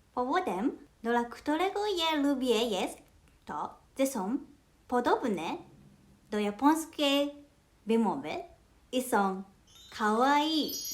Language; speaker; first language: Polish; non-native, learner; Japanese